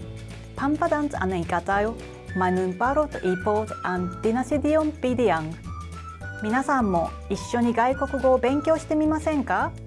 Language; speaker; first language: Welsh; non-native, learner; Japanese